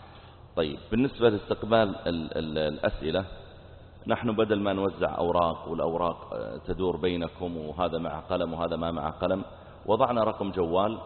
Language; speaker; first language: Arabic; native; Arabic